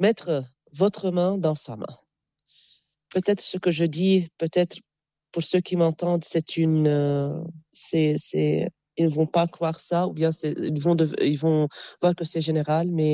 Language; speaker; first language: French; non-native, local second language; Arabic